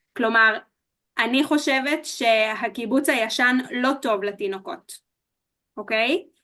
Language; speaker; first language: Hebrew; native; Hebrew